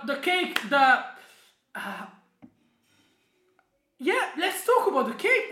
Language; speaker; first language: English; non-native, fluent; Hungarian